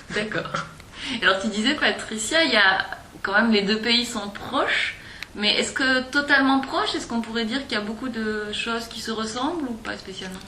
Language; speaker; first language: French; native; French